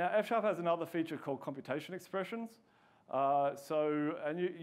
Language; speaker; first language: English; native; English